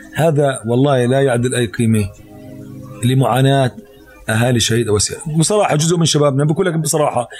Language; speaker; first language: Arabic; native; Arabic